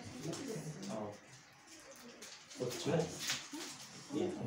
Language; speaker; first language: Japanese; native; Japanese